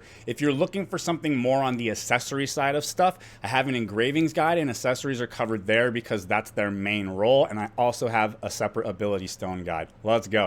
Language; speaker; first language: English; native; English